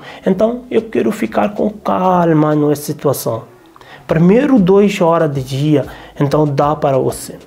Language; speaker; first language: Portuguese; non-native, learner; Hindi